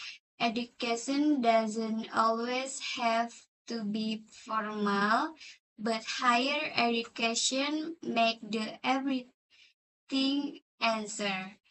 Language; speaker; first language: English; non-native, learner; Indonesian